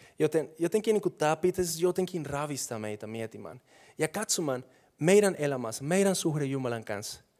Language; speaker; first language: Finnish; non-native, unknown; Spanish